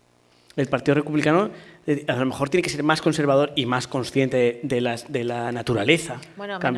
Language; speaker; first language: Spanish; native; Spanish